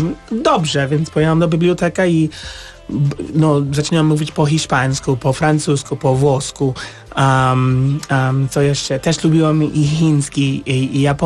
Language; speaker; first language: Polish; non-native, fluent; English